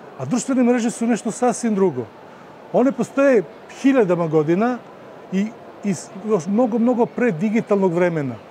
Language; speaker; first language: Serbian; native; Serbian